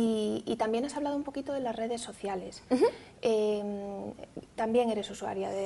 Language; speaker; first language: Spanish; native; Spanish